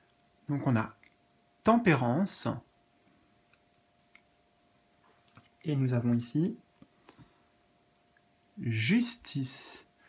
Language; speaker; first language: French; native; French